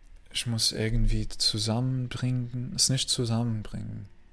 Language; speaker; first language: German; non-native, learner; Arabic